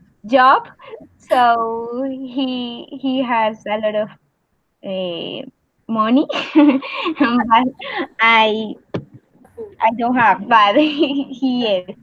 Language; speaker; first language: English; non-native, learner; Spanish